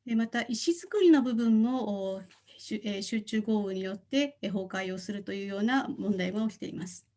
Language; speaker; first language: Japanese; non-native, fluent; Korean